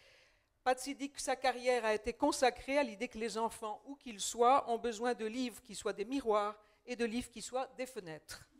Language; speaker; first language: French; native; French